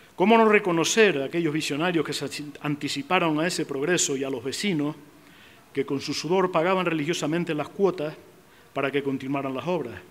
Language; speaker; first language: Spanish; native; Spanish